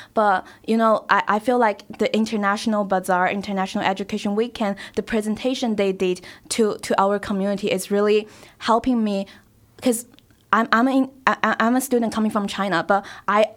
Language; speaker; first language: English; non-native, fluent; Chinese